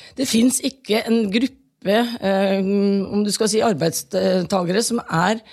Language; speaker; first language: Norwegian; native; Norwegian